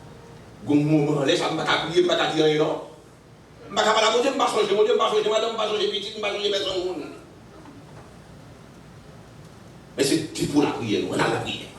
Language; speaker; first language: French; non-native, local second language; Haitian Creole